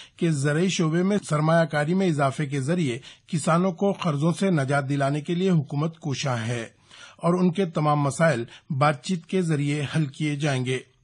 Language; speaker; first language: Urdu; native; Urdu